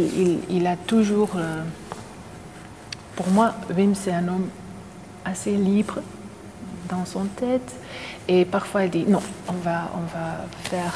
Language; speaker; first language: French; non-native, local second language; Dutch